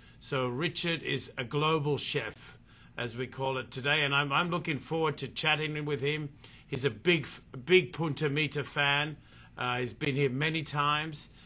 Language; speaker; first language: English; native; English